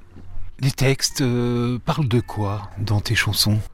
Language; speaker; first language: French; native; French